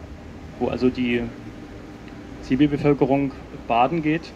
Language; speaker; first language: German; native; German